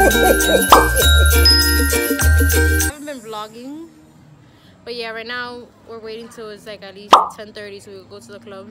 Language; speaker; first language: English; early bilingual, other home language; Spanish